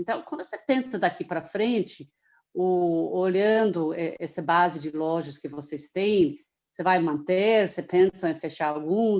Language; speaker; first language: Portuguese; non-native, fluent; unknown